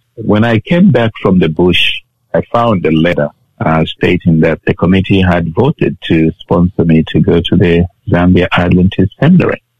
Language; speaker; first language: English; non-native, local second language; Bemba